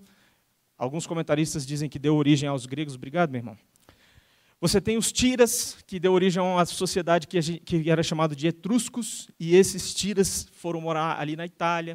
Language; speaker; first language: Portuguese; native; Portuguese